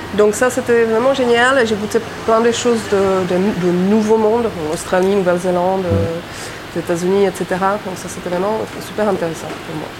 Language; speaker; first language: French; non-native, fluent; Czech